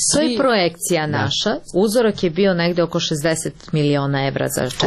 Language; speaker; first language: Croatian; native; Croatian